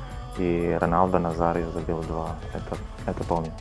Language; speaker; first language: Russian; non-native, fluent; Serbian